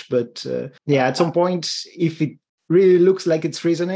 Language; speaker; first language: English; non-native, fluent; Greek